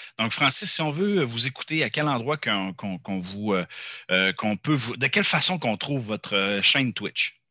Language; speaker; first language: French; native; French